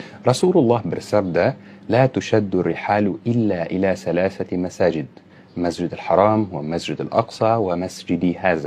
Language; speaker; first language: Indonesian; non-native, fluent; Arabic